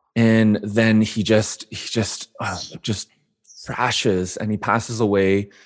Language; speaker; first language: English; native; English